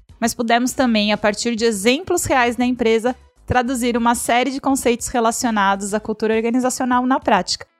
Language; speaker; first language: Portuguese; native; Portuguese